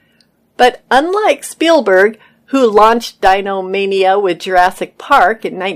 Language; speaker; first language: English; native; English